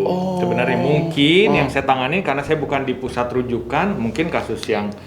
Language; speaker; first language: Indonesian; native; Indonesian